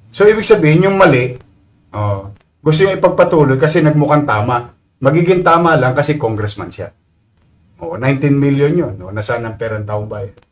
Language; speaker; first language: Filipino; native; Filipino